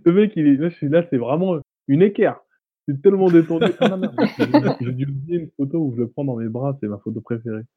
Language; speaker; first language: French; native; French